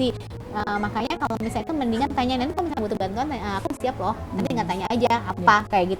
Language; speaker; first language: Indonesian; native; Indonesian